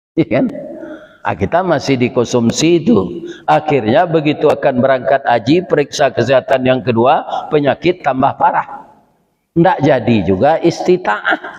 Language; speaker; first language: Malay; non-native, local second language; Minangkabau